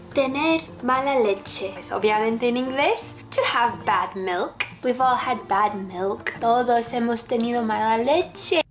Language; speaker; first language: Spanish; non-native, fluent; English